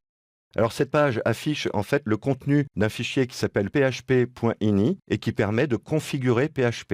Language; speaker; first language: French; native; French